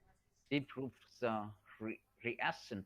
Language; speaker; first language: English; non-native, learner; Vietnamese